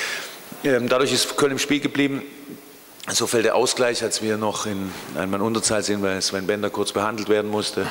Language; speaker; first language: German; native; German